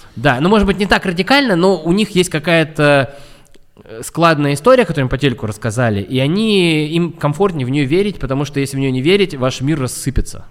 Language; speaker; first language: Russian; native; Russian